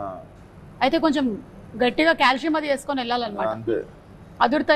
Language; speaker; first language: Telugu; native; Telugu